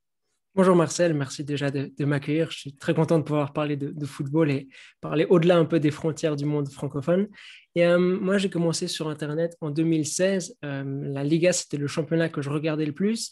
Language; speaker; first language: French; native; French